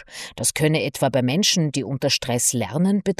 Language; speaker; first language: German; native; German